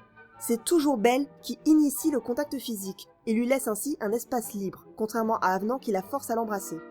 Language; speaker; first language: French; native; French